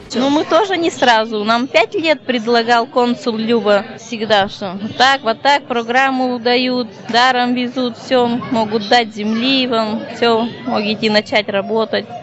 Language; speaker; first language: Russian; early bilingual, heritage; Portuguese